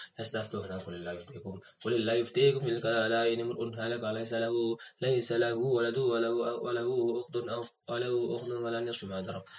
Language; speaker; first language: Arabic; non-native, learner; Indonesian